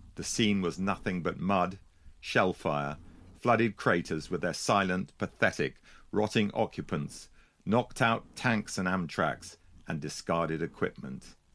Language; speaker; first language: English; native; English